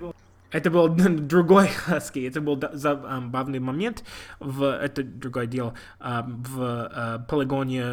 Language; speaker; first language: Russian; non-native, learner; English